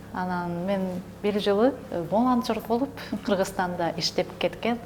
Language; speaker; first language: Kyrgyz; non-native, learner; Japanese